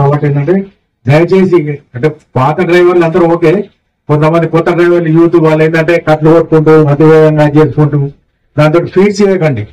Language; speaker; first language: Telugu; native; Telugu